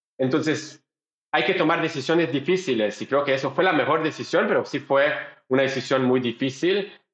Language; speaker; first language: Spanish; non-native, fluent; French